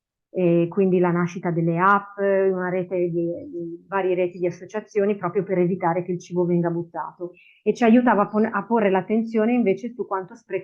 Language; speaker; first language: Italian; native; Italian